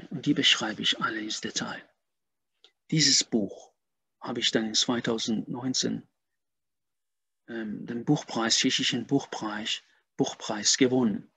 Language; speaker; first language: German; non-native, fluent; Persian